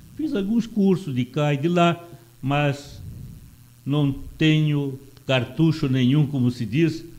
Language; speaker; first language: Portuguese; non-native, local second language; Italian